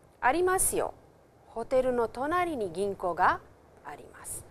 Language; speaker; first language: Japanese; non-native, fluent; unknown